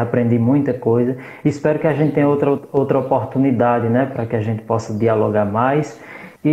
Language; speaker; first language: Portuguese; native; Portuguese